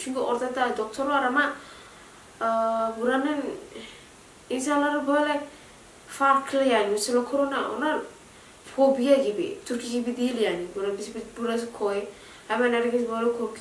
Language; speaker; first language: Turkish; non-native, learner; Indonesian